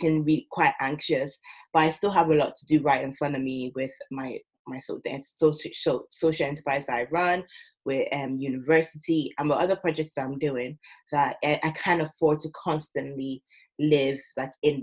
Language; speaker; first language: English; native; English